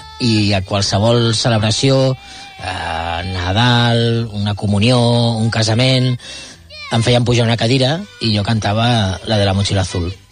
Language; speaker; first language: Catalan; non-native, local second language; Spanish